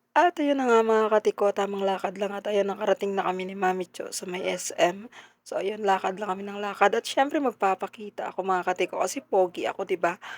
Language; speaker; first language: Filipino; non-native, local second language; Hiligaynon